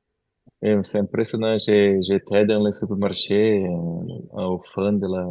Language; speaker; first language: French; non-native, learner; Portuguese